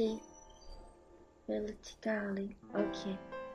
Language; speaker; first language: Italian; non-native, learner; Chinese